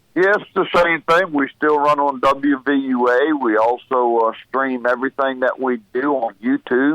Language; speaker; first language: English; native; English